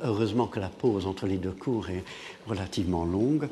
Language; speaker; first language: French; non-native, fluent; English